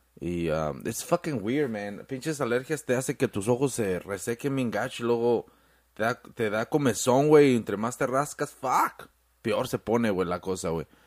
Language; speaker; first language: Spanish; early bilingual, heritage; Spanish